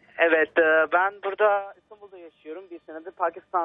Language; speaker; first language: Turkish; non-native, learner; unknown